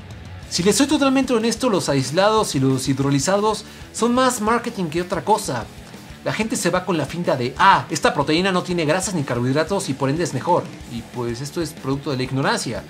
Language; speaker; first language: Spanish; native; Spanish